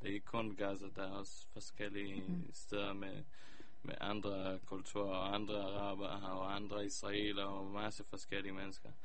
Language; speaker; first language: Danish; early bilingual, heritage; Hebrew